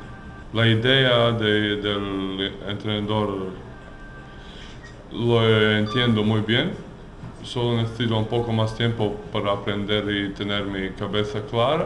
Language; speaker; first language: Spanish; non-native, learner; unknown